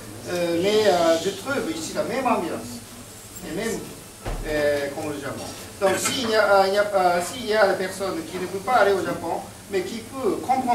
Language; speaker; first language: French; non-native, fluent; Japanese